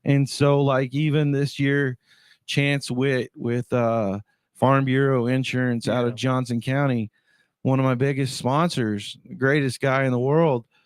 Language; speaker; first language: English; native; English